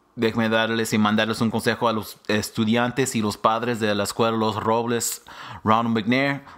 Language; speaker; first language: Spanish; early bilingual, heritage; Spanish